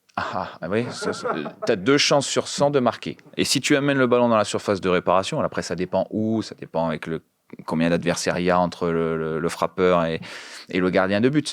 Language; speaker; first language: French; native; French